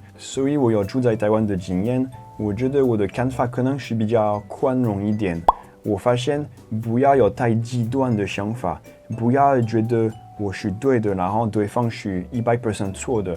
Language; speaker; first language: Chinese; non-native, fluent; French